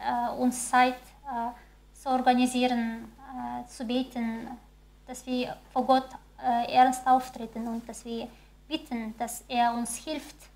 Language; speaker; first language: German; non-native, fluent; Chinese